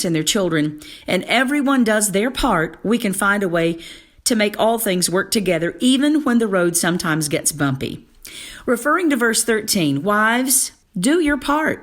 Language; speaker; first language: English; native; English